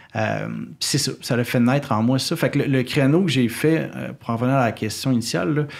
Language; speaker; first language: French; native; French